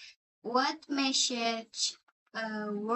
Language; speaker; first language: English; non-native, learner; Indonesian